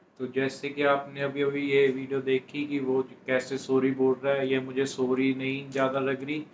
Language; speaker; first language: Hindi; non-native, local second language; Punjabi